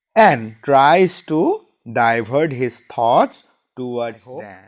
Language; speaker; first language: English; non-native, local second language; Assamese